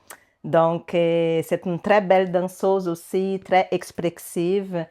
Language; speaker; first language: French; non-native, learner; Portuguese